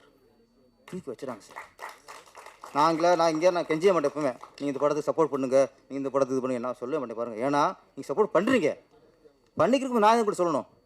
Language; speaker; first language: Tamil; native; Tamil